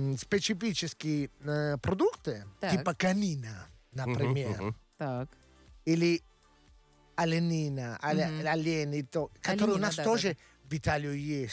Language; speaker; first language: Russian; non-native, learner; Italian